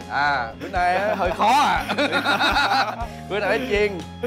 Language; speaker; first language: Vietnamese; early bilingual, heritage; Vietnamese